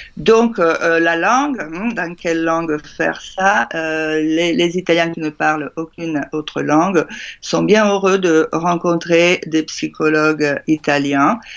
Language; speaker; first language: French; non-native, fluent; Italian